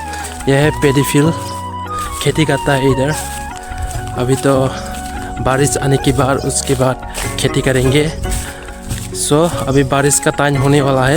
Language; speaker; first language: Hindi; non-native, local second language; Kok Borok